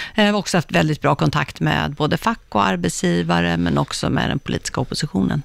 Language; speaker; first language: Swedish; native; Swedish